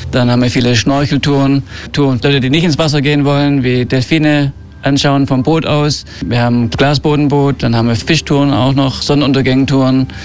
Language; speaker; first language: German; early bilingual, heritage; German